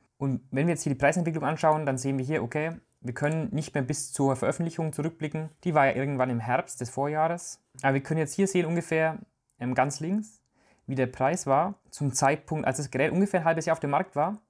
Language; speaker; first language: German; native; German